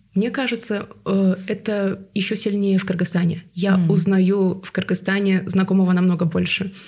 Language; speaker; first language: Russian; non-native, local second language; Tuvinian